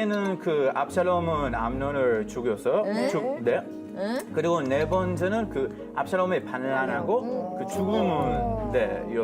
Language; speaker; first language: Korean; non-native, fluent; Hebrew